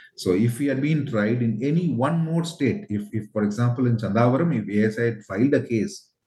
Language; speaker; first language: English; non-native, local second language; Tamil